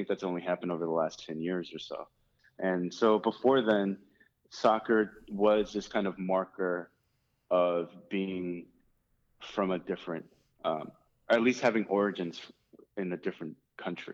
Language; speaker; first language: English; native; English